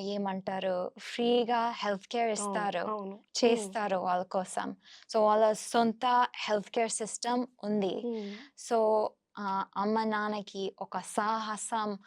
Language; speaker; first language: Telugu; non-native, fluent; English